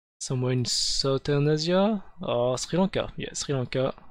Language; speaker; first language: English; non-native, fluent; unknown